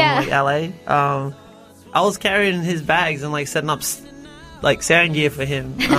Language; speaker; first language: English; native; English